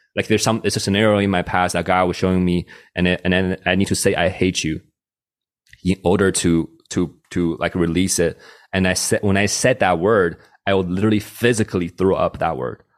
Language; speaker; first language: English; non-native, fluent; Chinese